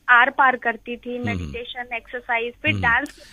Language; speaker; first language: Hindi; native; Hindi